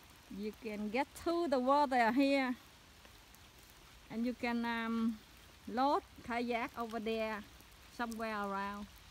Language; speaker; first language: English; non-native, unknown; Vietnamese